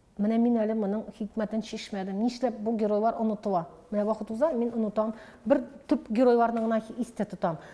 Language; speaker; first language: Tatar; native; Tatar